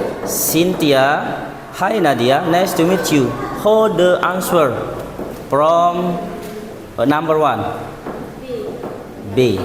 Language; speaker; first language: English; non-native, local second language; Indonesian